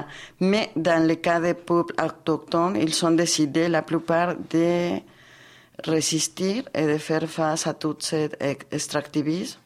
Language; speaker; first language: French; non-native, fluent; Spanish